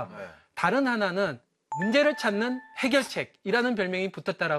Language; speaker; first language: Korean; native; Korean